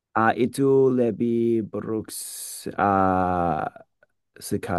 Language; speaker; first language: Indonesian; non-native, learner; English